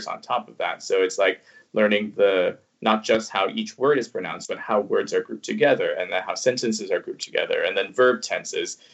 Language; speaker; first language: English; non-native, fluent; Cantonese